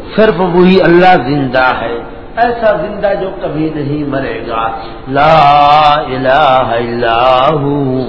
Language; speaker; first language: Urdu; non-native, local second language; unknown